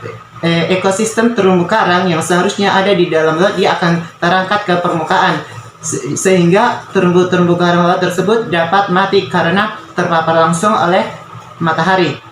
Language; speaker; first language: Indonesian; native; Indonesian